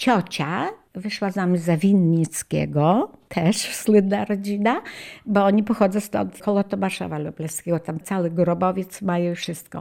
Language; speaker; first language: Polish; native; Polish